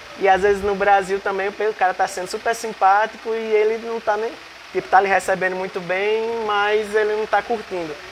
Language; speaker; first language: Portuguese; native; Portuguese